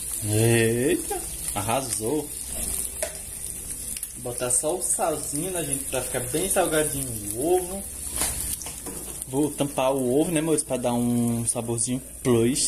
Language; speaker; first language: Portuguese; native; Portuguese